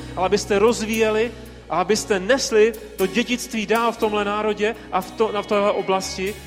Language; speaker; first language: Czech; native; Czech